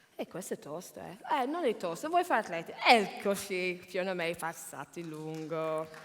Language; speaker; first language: Italian; non-native, fluent; English